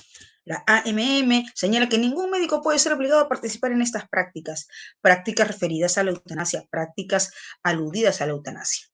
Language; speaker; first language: Spanish; native; Spanish